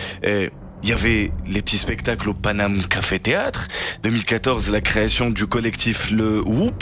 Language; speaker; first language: French; non-native, local second language; Arabic